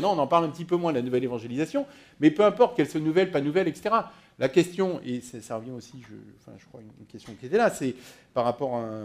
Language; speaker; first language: French; native; French